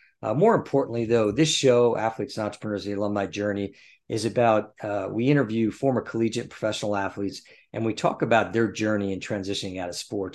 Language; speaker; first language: English; native; English